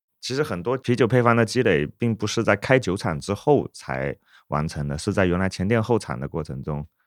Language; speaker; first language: Chinese; native; Chinese